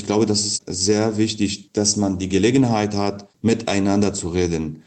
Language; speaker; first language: German; non-native, fluent; Kurdish